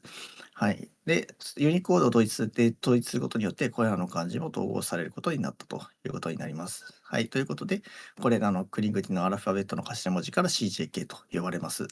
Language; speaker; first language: Japanese; native; Japanese